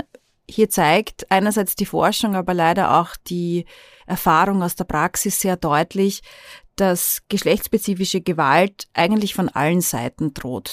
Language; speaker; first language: German; native; German